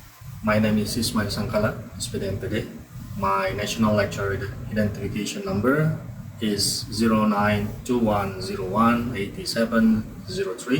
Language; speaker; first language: English; non-native, fluent; Indonesian